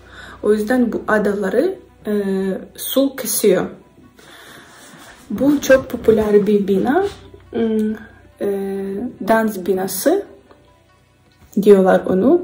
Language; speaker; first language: Turkish; non-native, learner; Ukrainian